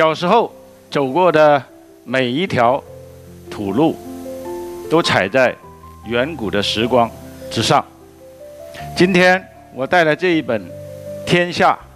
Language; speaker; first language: Chinese; native; Chinese